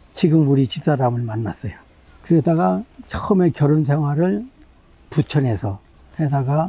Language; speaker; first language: Korean; native; Korean